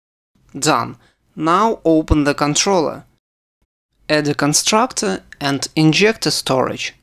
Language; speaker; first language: English; non-native, fluent; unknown